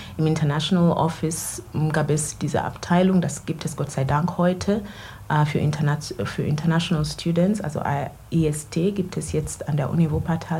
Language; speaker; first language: German; non-native, fluent; Ganda